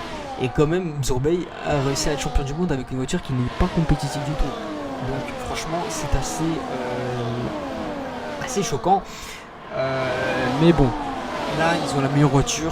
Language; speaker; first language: French; native; French